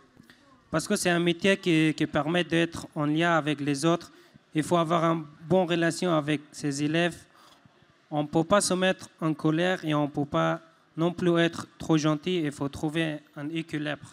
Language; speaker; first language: French; non-native, fluent; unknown